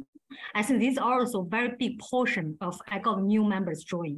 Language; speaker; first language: English; non-native, learner; Chinese